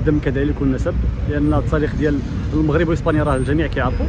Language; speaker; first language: Arabic; native; Arabic